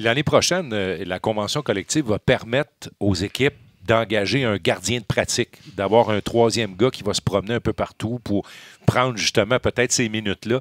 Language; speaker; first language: French; native; French